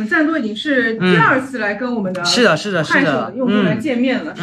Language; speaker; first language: Chinese; native; Chinese